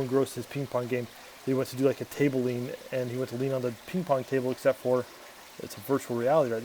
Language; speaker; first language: English; native; English